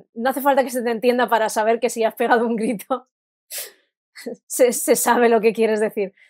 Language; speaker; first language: Spanish; native; Spanish